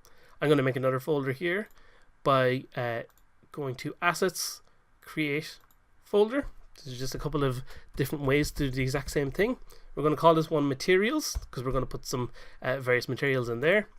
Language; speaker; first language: English; native; English